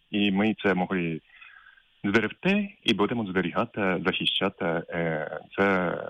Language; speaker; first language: Ukrainian; non-native, fluent; Japanese